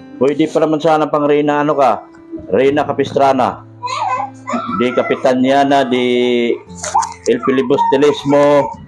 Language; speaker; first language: Filipino; non-native, local second language; Cebuano